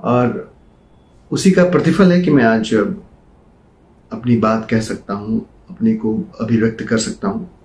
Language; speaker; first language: Hindi; native; Hindi